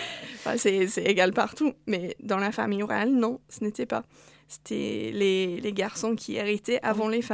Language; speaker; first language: French; non-native, fluent; English